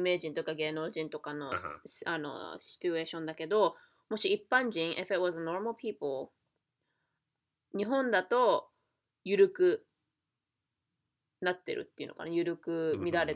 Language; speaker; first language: Japanese; native; Japanese